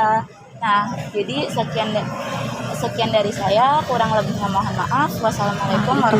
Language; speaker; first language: Indonesian; native; Indonesian